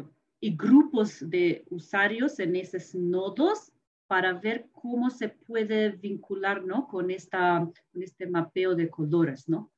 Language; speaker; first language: Spanish; non-native, fluent; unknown